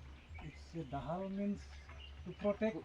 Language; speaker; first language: English; non-native, learner; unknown